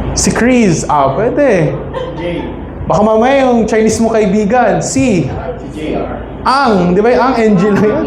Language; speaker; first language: Filipino; native; Filipino